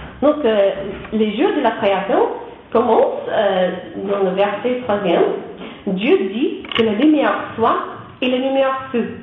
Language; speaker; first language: French; non-native, learner; English